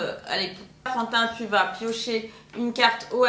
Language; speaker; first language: French; native; French